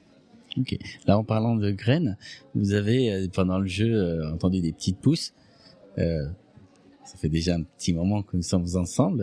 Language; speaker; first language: French; native; French